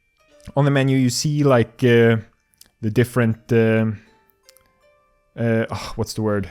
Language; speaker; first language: English; non-native, fluent; Swedish